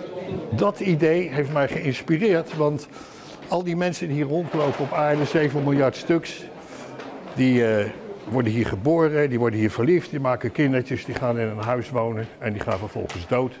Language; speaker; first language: Dutch; native; Dutch